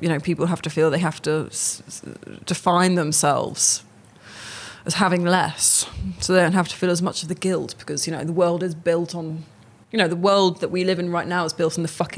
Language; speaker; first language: English; native; English